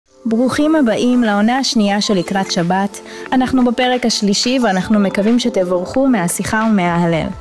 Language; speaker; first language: Hebrew; native; Hebrew